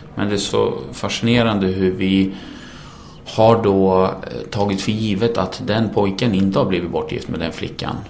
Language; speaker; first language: Swedish; early bilingual, other home language; Kurdish